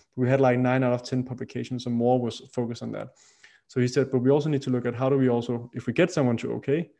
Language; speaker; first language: English; non-native, fluent; Danish